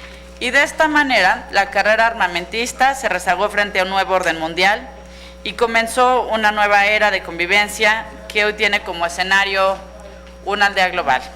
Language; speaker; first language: Spanish; native; Spanish